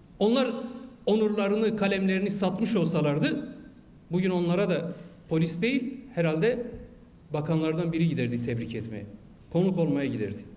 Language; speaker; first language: Turkish; non-native, local second language; Kurdish